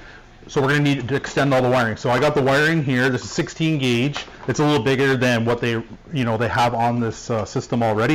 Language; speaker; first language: English; native; English